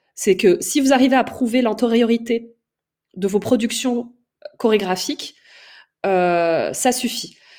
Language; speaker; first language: French; native; French